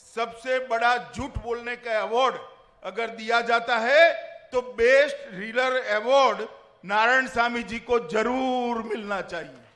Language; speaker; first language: Hindi; non-native, local second language; Gujarati